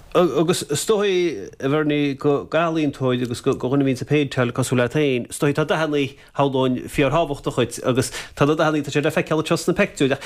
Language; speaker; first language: Irish; native; Irish